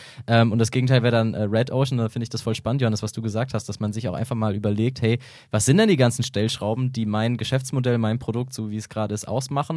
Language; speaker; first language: German; native; German